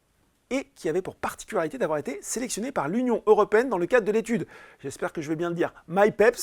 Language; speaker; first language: French; native; French